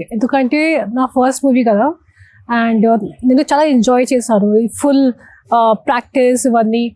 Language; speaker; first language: Telugu; non-native, local second language; Hindi